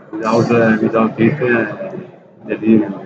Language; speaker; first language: English; non-native, learner; Italian